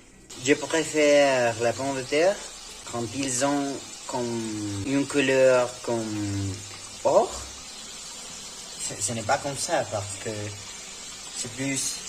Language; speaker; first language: French; non-native, learner; Spanish